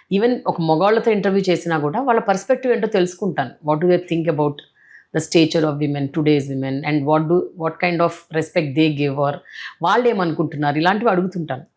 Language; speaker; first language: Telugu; native; Telugu